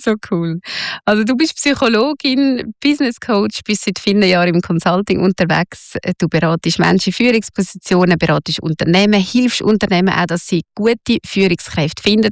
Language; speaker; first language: German; native; German